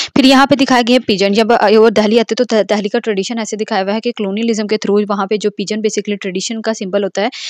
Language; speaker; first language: Urdu; native; Urdu